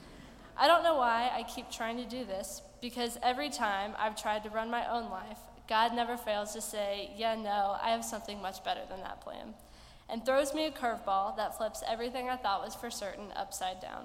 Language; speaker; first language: English; native; English